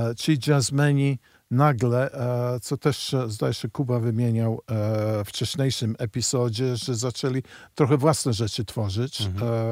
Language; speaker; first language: Polish; non-native, fluent; English